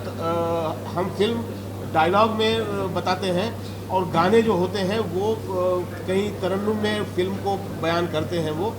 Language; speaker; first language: Hindi; native; Hindi